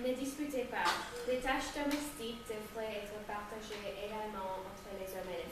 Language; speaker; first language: French; non-native, learner; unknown